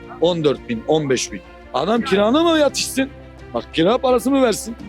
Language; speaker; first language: Turkish; native; Turkish